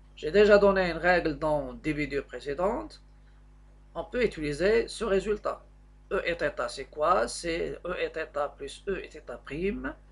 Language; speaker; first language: French; non-native, local second language; Arabic